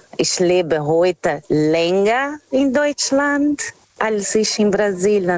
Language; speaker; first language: German; non-native, fluent; Portuguese